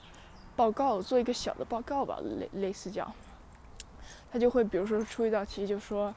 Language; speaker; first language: Chinese; early bilingual, heritage; Chinese